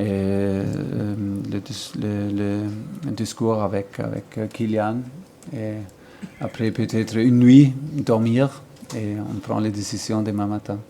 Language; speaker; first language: French; non-native, learner; German